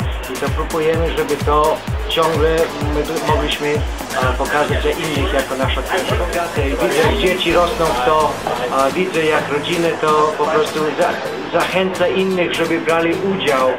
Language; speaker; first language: Polish; early bilingual, heritage; Polish